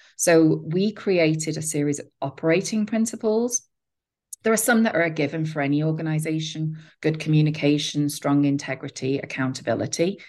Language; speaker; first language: English; native; English